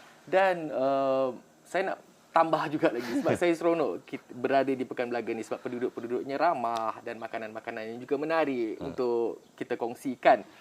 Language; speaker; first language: Malay; native; Malay